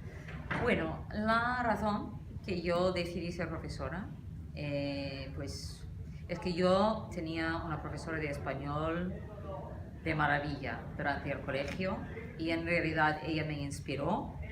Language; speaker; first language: Spanish; non-native, fluent; English